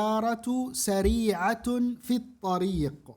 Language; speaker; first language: Arabic; non-native, fluent; Indonesian